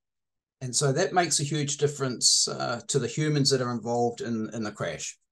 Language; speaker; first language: English; native; English